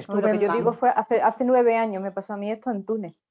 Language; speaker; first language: Spanish; native; Spanish